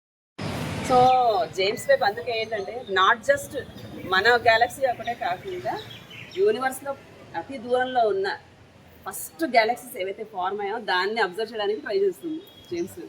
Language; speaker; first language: Telugu; native; Telugu